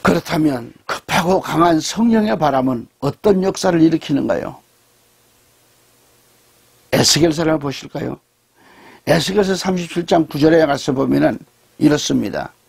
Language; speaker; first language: Korean; native; Korean